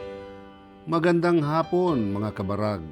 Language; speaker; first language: Filipino; non-native, local second language; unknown